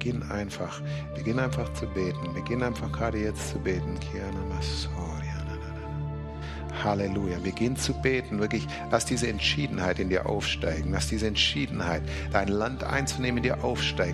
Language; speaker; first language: German; native; German